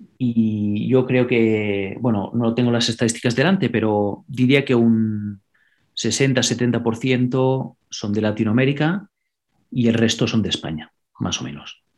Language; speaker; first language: Spanish; non-native, local second language; Catalan